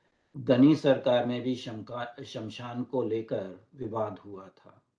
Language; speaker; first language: Hindi; native; Hindi